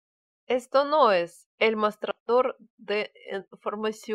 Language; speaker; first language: Spanish; non-native, learner; Russian